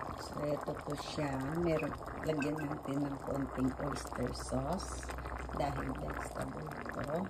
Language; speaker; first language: Filipino; non-native, local second language; Pampanga